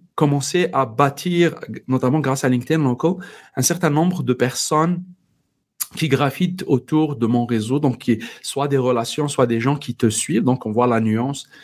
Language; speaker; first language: French; non-native, local second language; Berber languages